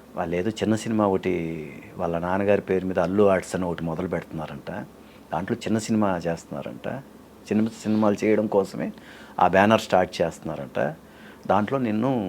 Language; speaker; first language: Telugu; native; Telugu